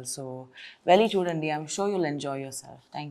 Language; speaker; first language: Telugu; non-native, local second language; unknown